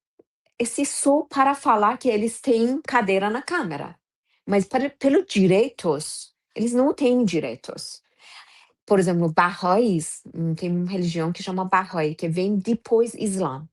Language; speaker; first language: Portuguese; non-native, fluent; Persian